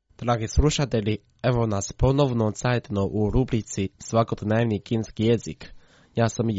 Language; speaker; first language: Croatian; non-native, fluent; Chinese